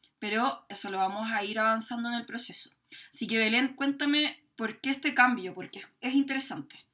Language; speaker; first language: Spanish; native; Spanish